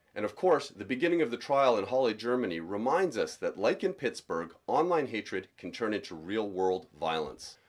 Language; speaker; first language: English; native; English